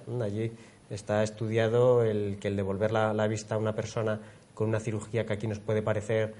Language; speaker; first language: Spanish; native; Spanish